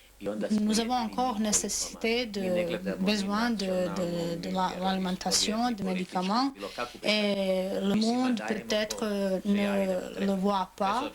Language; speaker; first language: French; non-native, learner; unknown